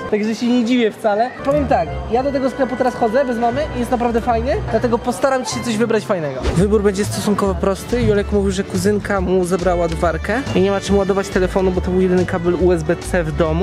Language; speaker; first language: Polish; native; Polish